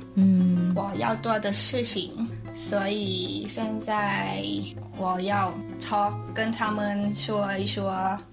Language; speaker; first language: Chinese; non-native, learner; Thai